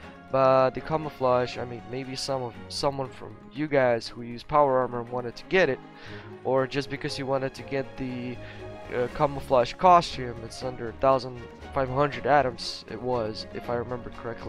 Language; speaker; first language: English; non-native, fluent; Russian